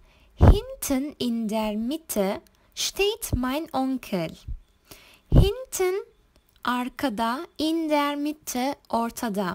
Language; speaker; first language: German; non-native, fluent; Turkish